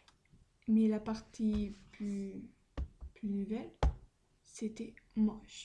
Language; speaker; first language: French; non-native, learner; Spanish